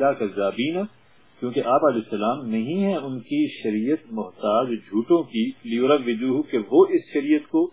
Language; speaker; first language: Urdu; non-native, local second language; Punjabi